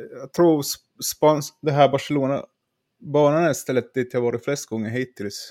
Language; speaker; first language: Swedish; native; Swedish